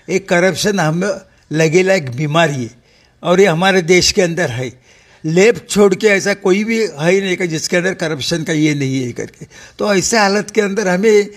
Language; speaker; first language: Hindi; non-native, local second language; Marathi